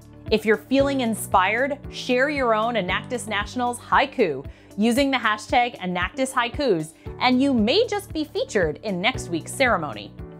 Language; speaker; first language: English; native; English